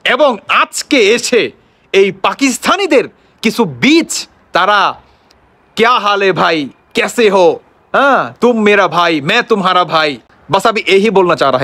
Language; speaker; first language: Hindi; non-native, local second language; Bangla